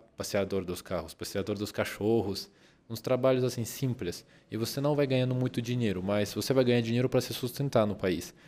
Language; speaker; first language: Portuguese; non-native, fluent; Russian